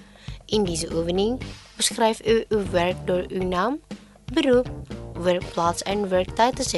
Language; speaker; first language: Dutch; non-native, local second language; Indonesian